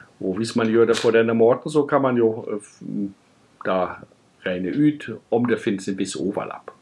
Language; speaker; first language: Norwegian; non-native, fluent; German